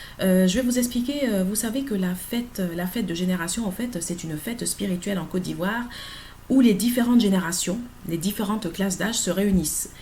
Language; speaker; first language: French; native; French